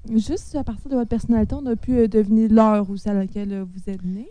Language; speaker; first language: French; native; French